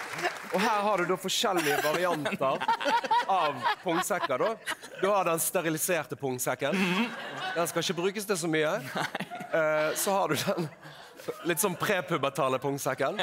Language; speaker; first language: Norwegian; native; Norwegian